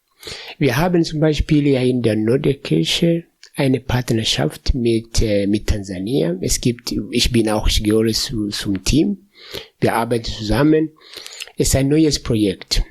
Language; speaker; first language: German; non-native, fluent; Swahili